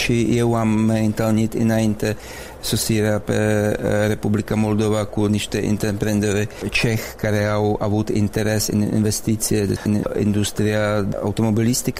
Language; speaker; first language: Romanian; non-native, learner; Czech